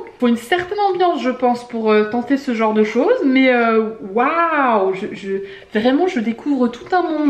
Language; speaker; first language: French; native; French